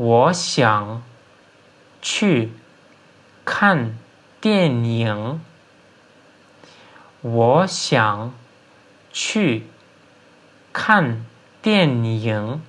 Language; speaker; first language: Chinese; non-native, fluent; Turkmen